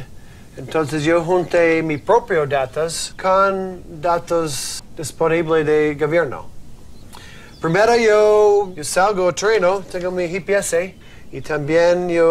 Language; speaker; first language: Spanish; non-native, learner; English